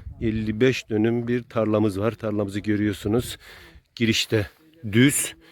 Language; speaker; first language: Turkish; native; Turkish